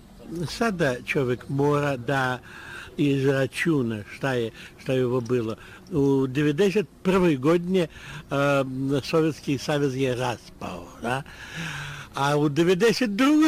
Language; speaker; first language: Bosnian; non-native, learner; Russian